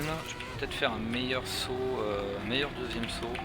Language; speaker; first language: French; native; French